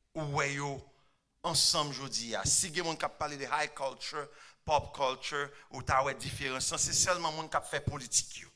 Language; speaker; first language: French; non-native, local second language; Haitian Creole